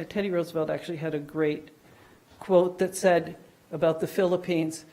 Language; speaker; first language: English; non-native, fluent; Dutch